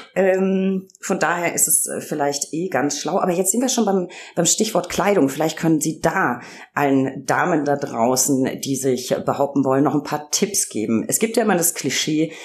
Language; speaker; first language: German; native; German